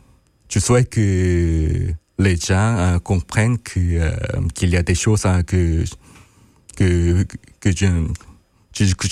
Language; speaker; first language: French; non-native, fluent; Korean